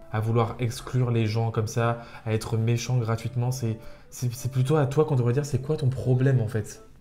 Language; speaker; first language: French; native; French